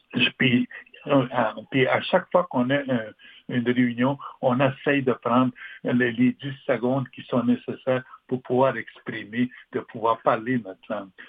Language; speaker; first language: French; non-native, local second language; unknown